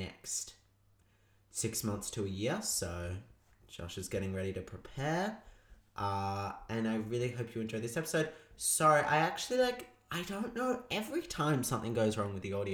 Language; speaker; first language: English; native; English